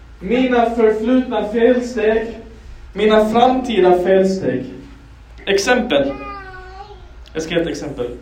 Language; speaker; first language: Swedish; non-native, fluent; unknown